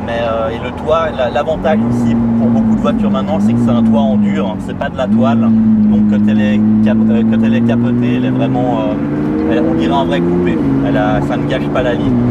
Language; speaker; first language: French; native; French